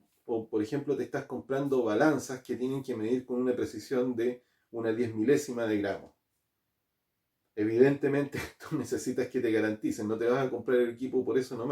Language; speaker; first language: Spanish; native; Spanish